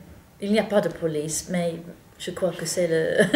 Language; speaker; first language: French; non-native, fluent; English